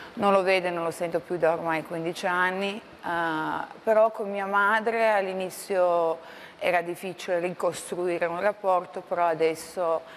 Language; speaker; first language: Italian; non-native, fluent; Croatian